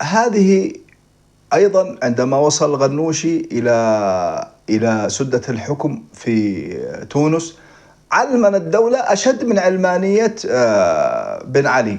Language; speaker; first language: Arabic; native; Arabic